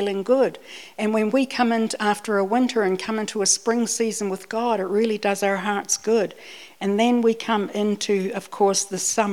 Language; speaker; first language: English; native; English